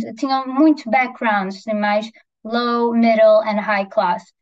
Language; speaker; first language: Portuguese; native; Portuguese